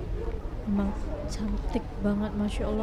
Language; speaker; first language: Indonesian; native; Indonesian